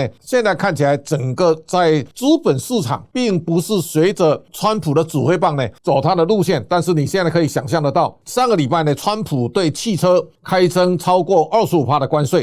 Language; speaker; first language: Chinese; native; Chinese